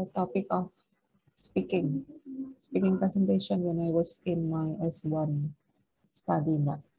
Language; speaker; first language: English; non-native, fluent; Indonesian